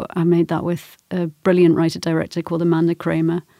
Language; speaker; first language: English; native; English